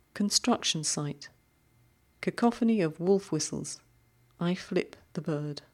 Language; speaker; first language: English; native; English